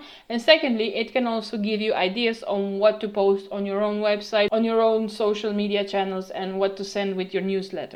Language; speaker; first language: English; non-native, fluent; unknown